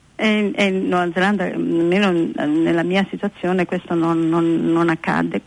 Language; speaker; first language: Italian; native; Italian